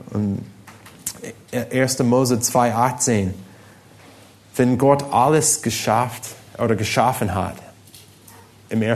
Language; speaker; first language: German; non-native, fluent; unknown